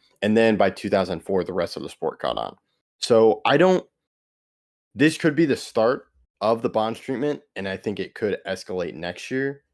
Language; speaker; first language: English; native; English